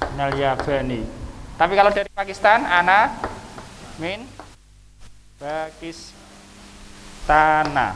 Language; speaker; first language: Indonesian; native; Indonesian